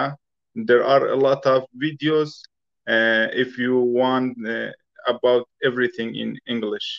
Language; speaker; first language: English; non-native, fluent; Persian